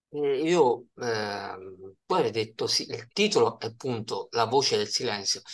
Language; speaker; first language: Italian; native; Italian